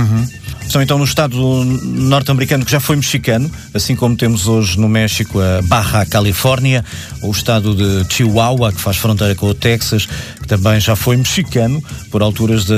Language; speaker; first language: Portuguese; native; Portuguese